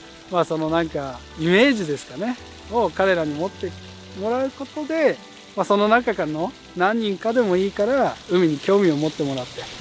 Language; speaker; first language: Japanese; native; Japanese